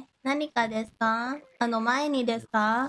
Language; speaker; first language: Japanese; non-native, learner; Thai